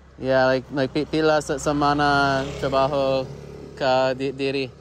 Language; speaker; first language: Cebuano; non-native, learner; English